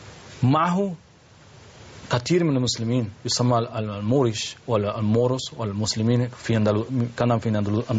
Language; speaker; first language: Arabic; non-native, learner; Spanish